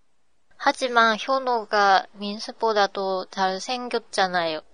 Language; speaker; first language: Korean; non-native, learner; Japanese